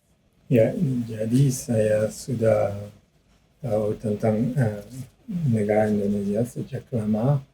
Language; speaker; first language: Indonesian; non-native, learner; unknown